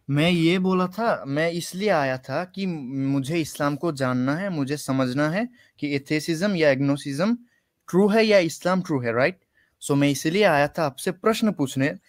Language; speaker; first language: Hindi; non-native, fluent; Bangla